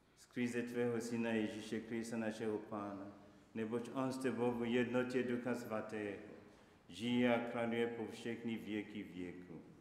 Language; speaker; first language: Czech; non-native, learner; Igbo